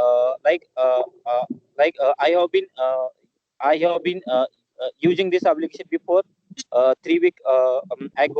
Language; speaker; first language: English; non-native, learner; Marathi